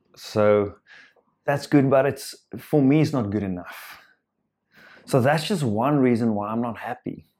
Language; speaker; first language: English; non-native, local second language; Afrikaans